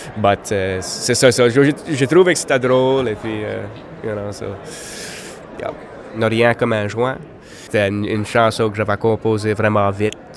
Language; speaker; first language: French; native; French